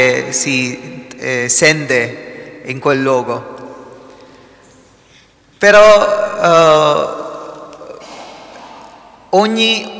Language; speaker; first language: Italian; non-native, fluent; Malayalam